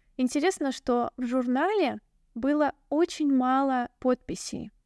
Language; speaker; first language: Russian; native; Russian